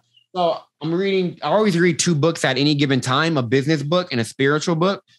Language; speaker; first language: English; native; English